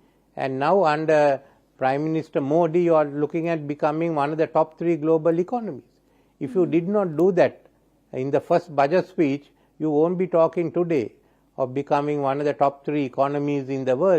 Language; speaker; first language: English; non-native, local second language; Sinhala